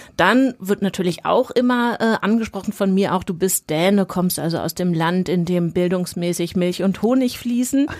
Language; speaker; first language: German; native; German